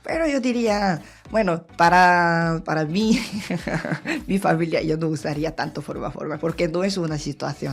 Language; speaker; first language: Spanish; non-native, learner; Korean